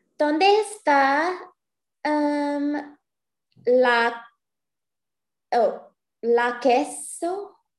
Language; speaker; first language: Spanish; non-native, learner; English